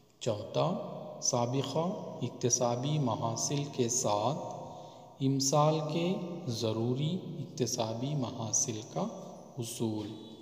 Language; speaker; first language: Urdu; native; Urdu